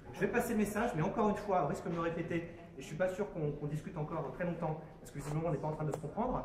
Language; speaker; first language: French; native; French